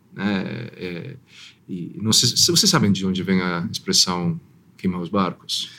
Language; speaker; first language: Portuguese; non-native, fluent; Italian